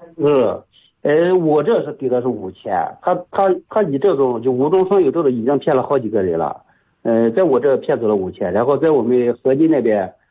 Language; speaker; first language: Chinese; native; Chinese